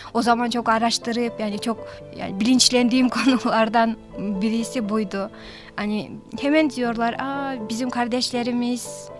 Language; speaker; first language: Turkish; non-native, fluent; Kyrgyz